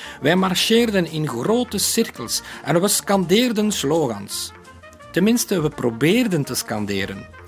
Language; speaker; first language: Dutch; native; Dutch